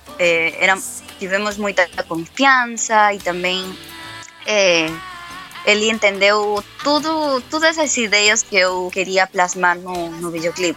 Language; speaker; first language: Portuguese; non-native, fluent; Spanish